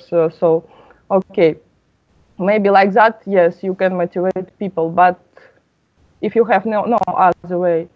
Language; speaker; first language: English; non-native, learner; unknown